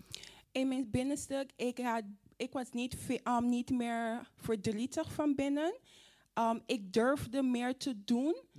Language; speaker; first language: Dutch; non-native, fluent; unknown